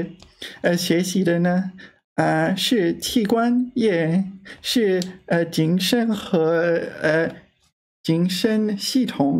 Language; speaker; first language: Chinese; non-native, learner; English